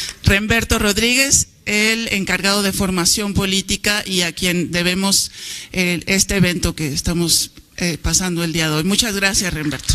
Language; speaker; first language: Spanish; native; Spanish